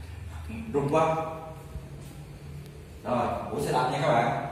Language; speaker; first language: Vietnamese; native; Vietnamese